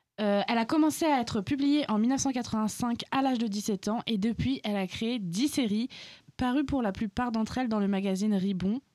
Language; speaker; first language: French; native; French